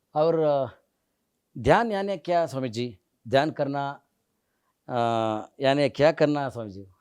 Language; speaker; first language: Hindi; non-native, local second language; Kannada